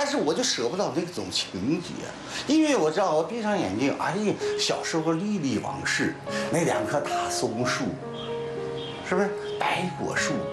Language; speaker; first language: Chinese; native; Chinese